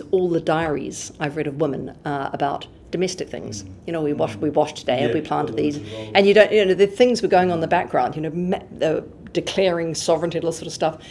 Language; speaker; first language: English; native; English